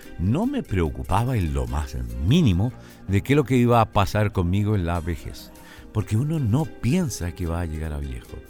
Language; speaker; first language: Spanish; native; Spanish